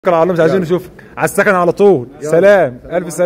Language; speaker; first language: Arabic; native; Arabic